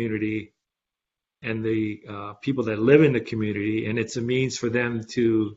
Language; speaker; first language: English; native; English